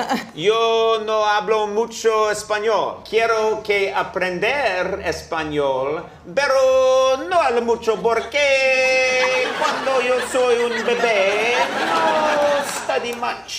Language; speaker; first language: Spanish; non-native, learner; English